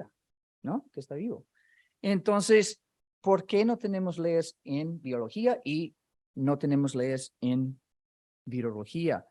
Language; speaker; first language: Spanish; non-native, fluent; English